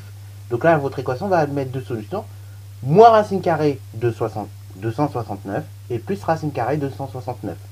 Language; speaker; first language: French; native; French